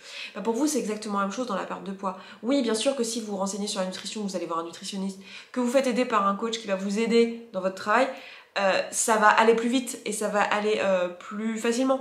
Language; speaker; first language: French; native; French